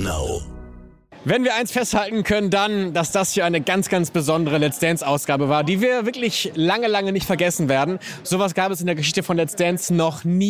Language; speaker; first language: German; native; German